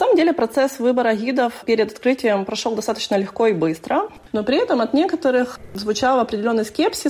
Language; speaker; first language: Russian; native; Russian